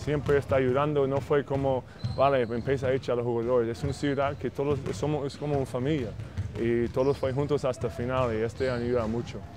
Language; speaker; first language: Spanish; non-native, fluent; English